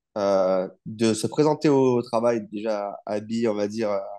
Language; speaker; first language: French; native; French